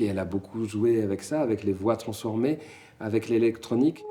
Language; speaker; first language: French; native; French